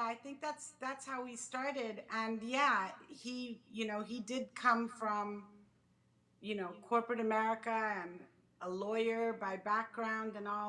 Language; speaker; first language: English; early bilingual, other home language; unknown